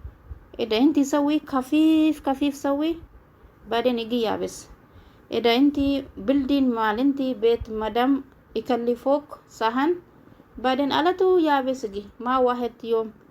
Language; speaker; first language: Arabic; non-native, learner; Oromo